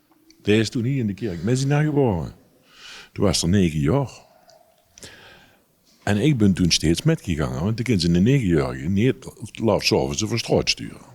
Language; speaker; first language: Dutch; native; Dutch